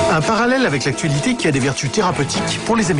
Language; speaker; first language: French; native; French